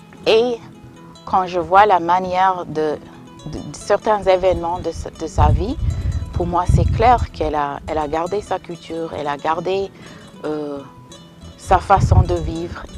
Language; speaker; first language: French; non-native, fluent; English